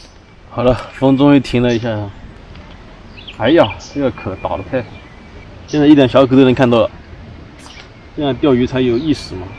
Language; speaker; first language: Chinese; native; Chinese